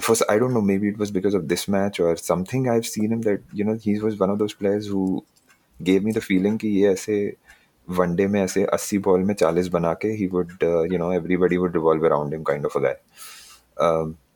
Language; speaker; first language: English; non-native, local second language; Hindi